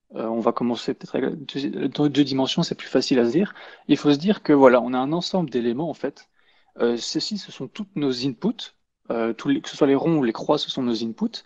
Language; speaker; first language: French; native; French